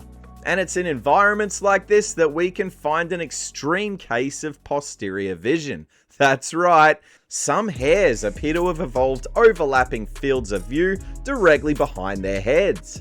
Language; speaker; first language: English; native; English